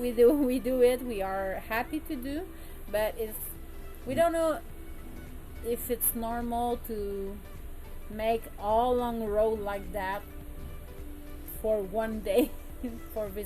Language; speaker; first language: English; non-native, learner; French